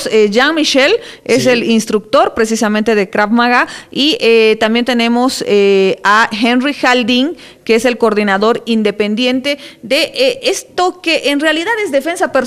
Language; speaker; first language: Spanish; native; Spanish